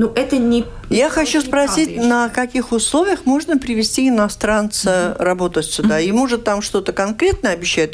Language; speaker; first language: Russian; non-native, local second language; Latvian